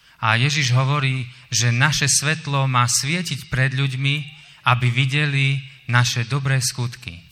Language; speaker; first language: Slovak; native; Slovak